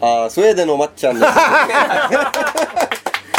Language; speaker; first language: Japanese; non-native, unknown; Swedish